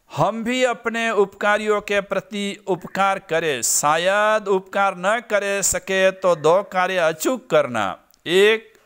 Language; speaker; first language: Hindi; non-native, local second language; Gujarati